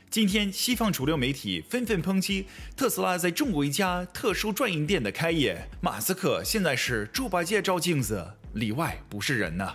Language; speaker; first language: Chinese; non-native, fluent; English